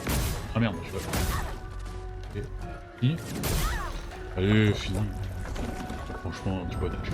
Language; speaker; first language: French; native; French